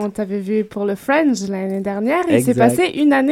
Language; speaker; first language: French; native; French